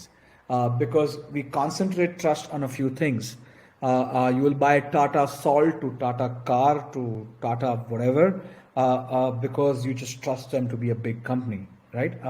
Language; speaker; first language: English; non-native, local second language; Gujarati